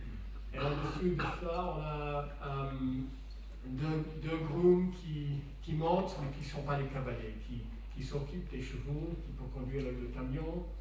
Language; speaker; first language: French; non-native, fluent; English